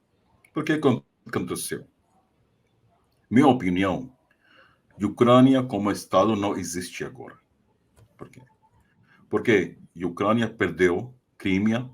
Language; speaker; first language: Portuguese; non-native, fluent; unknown